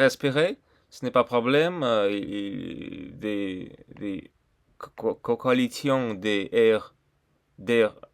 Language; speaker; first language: French; non-native, learner; Russian